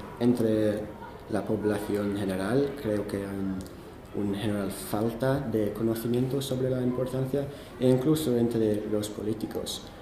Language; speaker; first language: Spanish; non-native, fluent; English